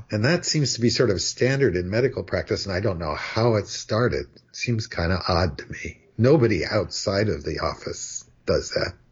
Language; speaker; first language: English; native; English